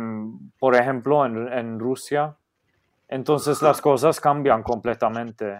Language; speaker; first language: Spanish; non-native, fluent; Maltese